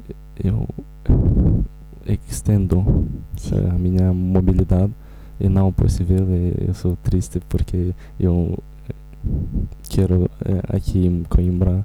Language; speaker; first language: Portuguese; non-native, learner; Romanian